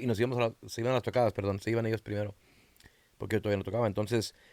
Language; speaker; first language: Spanish; early bilingual, heritage; Spanish